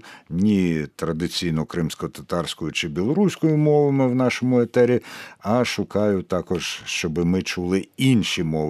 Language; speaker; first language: Ukrainian; native; Ukrainian